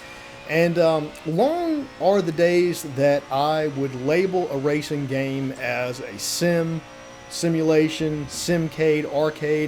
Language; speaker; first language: English; native; English